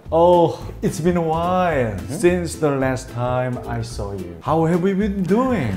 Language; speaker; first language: English; non-native, learner; Korean